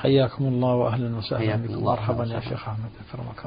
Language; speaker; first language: Arabic; native; Arabic